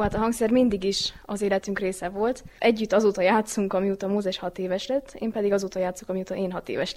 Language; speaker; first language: Hungarian; native; Hungarian